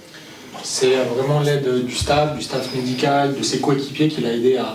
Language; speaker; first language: French; native; French